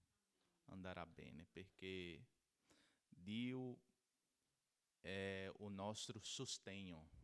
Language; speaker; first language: Italian; non-native, learner; Portuguese